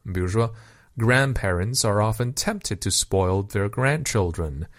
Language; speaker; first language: English; non-native, fluent; Chinese